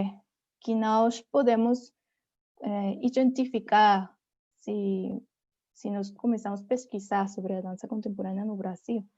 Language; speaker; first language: Portuguese; non-native, fluent; Spanish